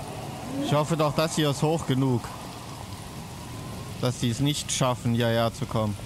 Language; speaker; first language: German; native; German